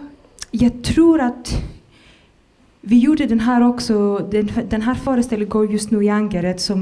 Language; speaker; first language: Swedish; non-native, fluent; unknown